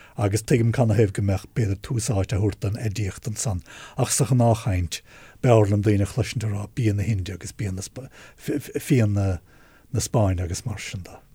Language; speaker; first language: Irish; native; Irish